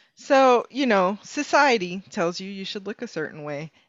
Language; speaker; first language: English; early bilingual, other home language; Spanish